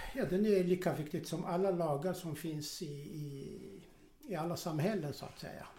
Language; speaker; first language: Swedish; non-native, fluent; Arabic